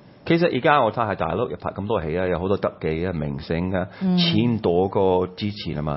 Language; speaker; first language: Cantonese; non-native, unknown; English